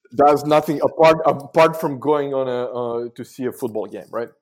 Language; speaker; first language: English; non-native, fluent; Croatian